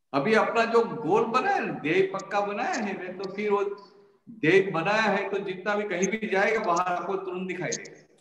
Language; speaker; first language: Hindi; non-native, local second language; Gujarati